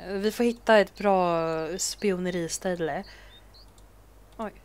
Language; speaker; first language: Swedish; native; Swedish